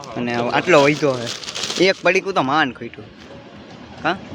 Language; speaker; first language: Gujarati; native; Gujarati